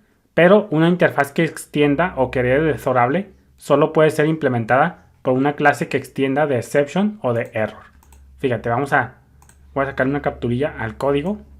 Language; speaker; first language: Spanish; native; Spanish